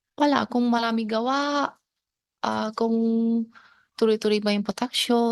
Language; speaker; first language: Filipino; non-native, learner; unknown